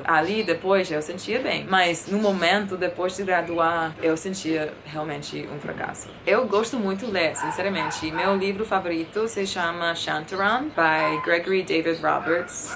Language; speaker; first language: Portuguese; non-native, fluent; English